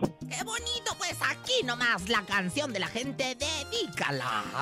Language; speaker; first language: Spanish; native; Spanish